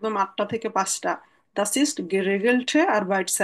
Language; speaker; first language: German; non-native, learner; Bangla